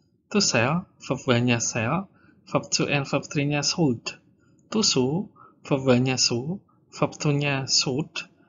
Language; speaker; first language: English; non-native, fluent; Indonesian